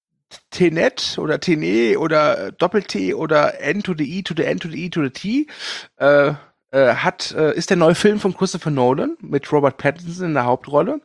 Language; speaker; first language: German; native; German